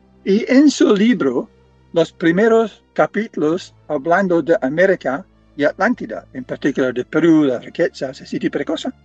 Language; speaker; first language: Spanish; non-native, fluent; English